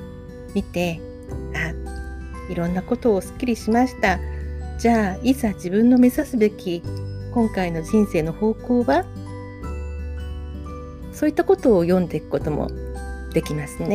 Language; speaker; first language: Japanese; native; Japanese